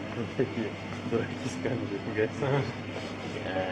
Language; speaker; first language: Russian; native; Russian